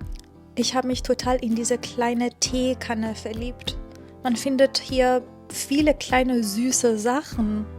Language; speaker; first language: German; non-native, fluent; Persian